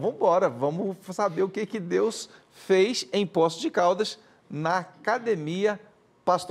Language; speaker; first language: Portuguese; native; Portuguese